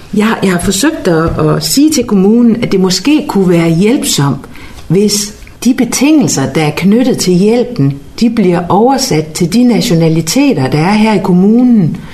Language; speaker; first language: Danish; native; Danish